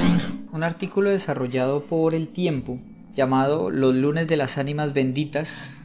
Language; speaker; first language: Spanish; native; Spanish